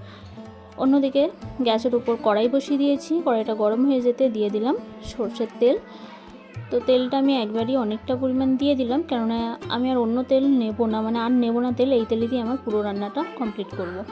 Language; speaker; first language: Bangla; native; Bangla